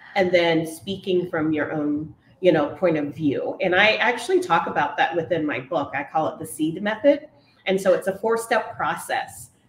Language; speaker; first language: English; native; English